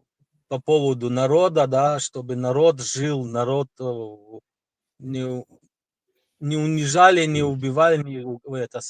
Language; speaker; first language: Russian; non-native, local second language; Tajik